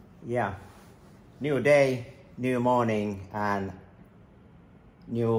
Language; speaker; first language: English; non-native, fluent; Finnish